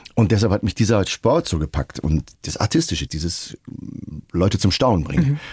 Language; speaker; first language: German; native; German